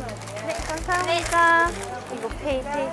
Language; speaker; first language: Korean; non-native, learner; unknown